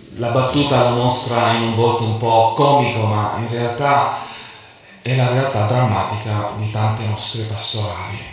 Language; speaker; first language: Italian; non-native, fluent; Arabic